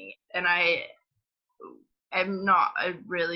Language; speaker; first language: English; native; English